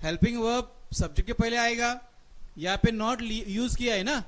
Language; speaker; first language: Hindi; non-native, local second language; Marathi